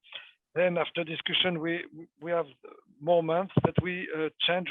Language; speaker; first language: English; non-native, fluent; French